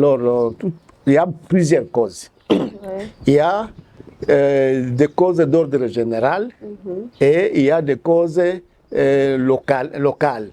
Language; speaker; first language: French; non-native, local second language; Swahili